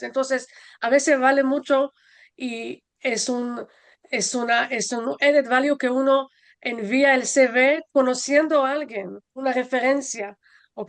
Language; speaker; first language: Spanish; non-native, fluent; Hebrew